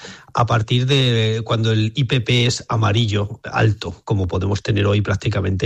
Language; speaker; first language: Spanish; native; Spanish